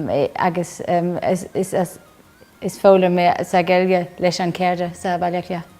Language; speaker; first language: Irish; non-native, learner; German